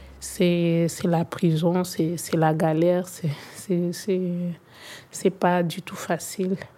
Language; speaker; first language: French; non-native, local second language; Swahili